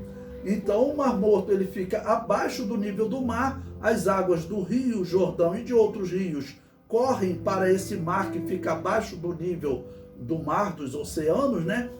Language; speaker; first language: Portuguese; native; Portuguese